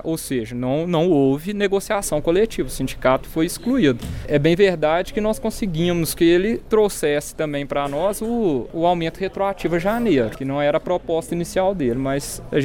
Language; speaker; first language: Portuguese; native; Portuguese